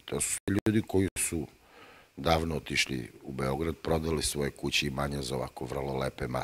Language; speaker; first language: Bosnian; native; Bosnian